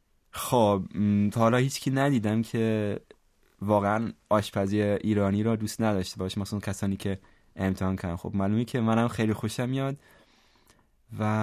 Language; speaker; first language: Persian; non-native, fluent; German